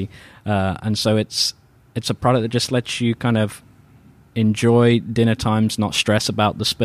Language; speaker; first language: English; native; English